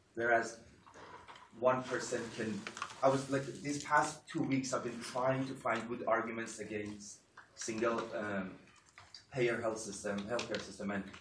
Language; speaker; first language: English; non-native, fluent; Persian